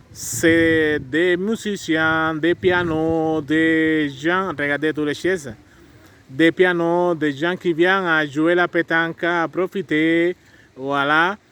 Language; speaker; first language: French; non-native, fluent; Spanish